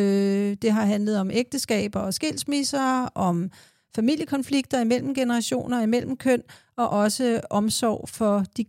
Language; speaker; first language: Danish; native; Danish